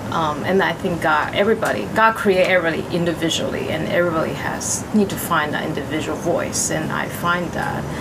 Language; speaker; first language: English; non-native, fluent; Chinese